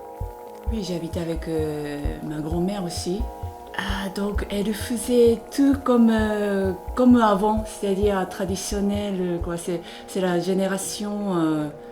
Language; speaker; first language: French; non-native, fluent; Japanese